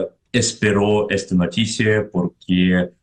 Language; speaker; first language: Spanish; non-native, fluent; Russian